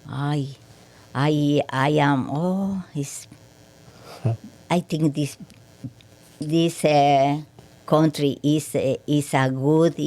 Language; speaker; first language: English; non-native, learner; Spanish